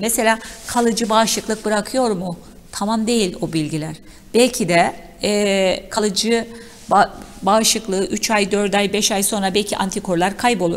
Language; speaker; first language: Turkish; native; Turkish